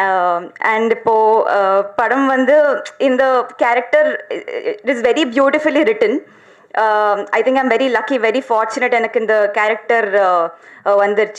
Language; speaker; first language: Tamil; non-native, learner; Telugu